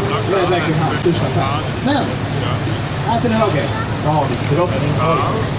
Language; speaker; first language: Swedish; native; Swedish